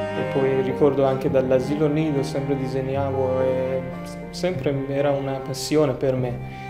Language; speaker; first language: Italian; non-native, fluent; Persian